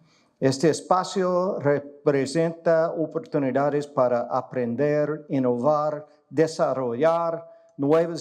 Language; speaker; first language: Spanish; non-native, learner; English